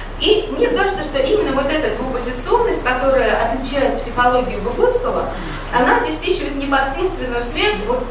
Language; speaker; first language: Russian; native; Russian